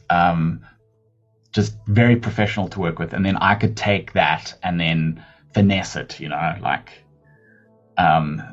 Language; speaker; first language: English; native; English